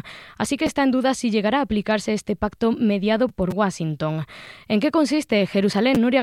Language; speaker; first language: Spanish; native; Spanish